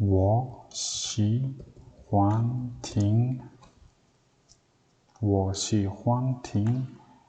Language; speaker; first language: Chinese; non-native, learner; Mongolian